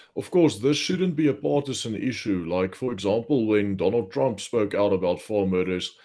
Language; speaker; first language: English; non-native, local second language; Afrikaans